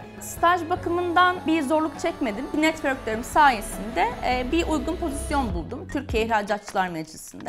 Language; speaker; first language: Turkish; native; Turkish